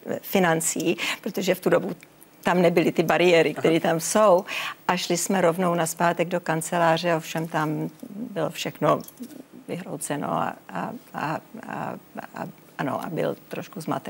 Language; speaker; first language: Czech; early bilingual, heritage; Czech